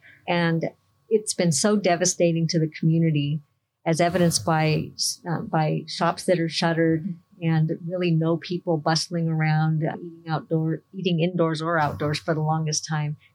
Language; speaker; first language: English; native; English